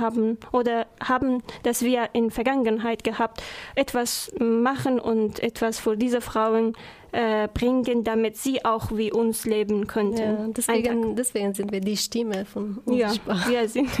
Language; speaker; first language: German; non-native, learner; Persian